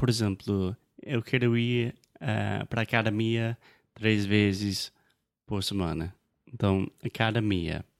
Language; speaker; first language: Portuguese; non-native, fluent; English